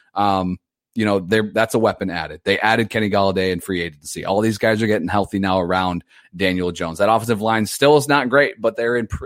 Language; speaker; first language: English; native; English